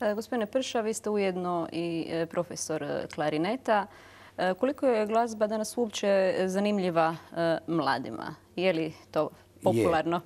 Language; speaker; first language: Croatian; native; Croatian